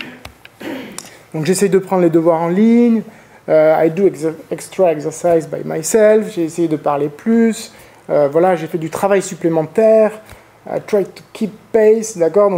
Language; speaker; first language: French; native; French